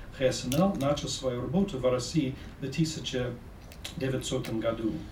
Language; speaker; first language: Russian; non-native, fluent; English